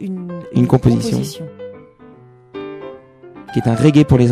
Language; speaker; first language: French; native; French